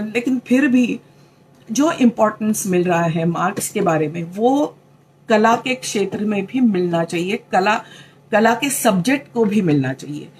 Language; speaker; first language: Hindi; non-native, local second language; Marathi